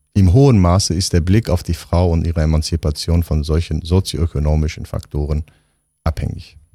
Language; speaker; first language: German; non-native, fluent; Kurdish